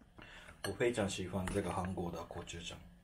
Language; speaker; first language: Chinese; non-native, fluent; Japanese